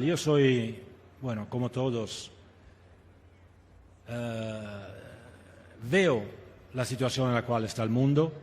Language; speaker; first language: Spanish; non-native, fluent; Italian